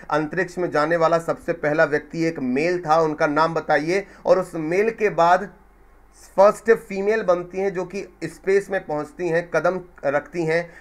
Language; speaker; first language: Hindi; native; Hindi